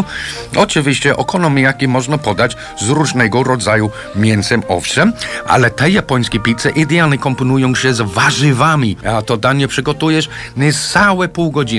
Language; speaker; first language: Polish; non-native, learner; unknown